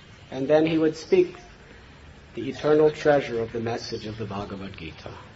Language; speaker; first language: English; native; English